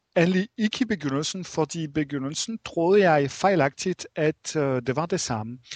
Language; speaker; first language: Danish; non-native, fluent; French